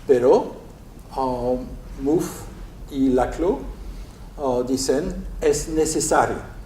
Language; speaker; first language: Spanish; non-native, learner; French